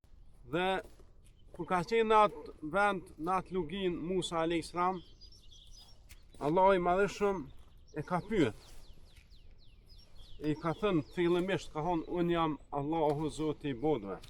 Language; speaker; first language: Albanian; native; Albanian